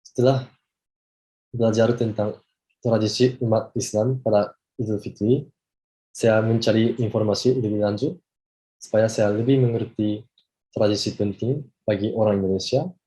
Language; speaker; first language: Indonesian; non-native, fluent; Japanese